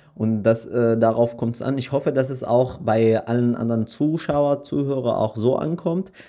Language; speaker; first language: German; early bilingual, other home language; Arabic